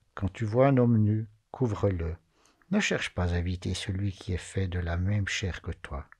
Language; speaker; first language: French; native; French